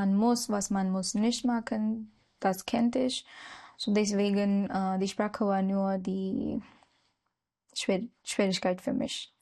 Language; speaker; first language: German; non-native, learner; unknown